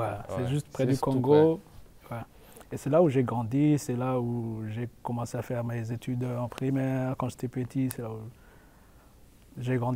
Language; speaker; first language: French; non-native, local second language; Rundi